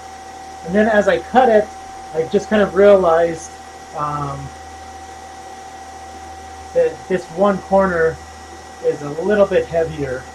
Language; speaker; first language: English; native; English